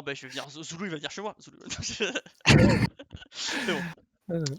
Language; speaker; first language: French; native; French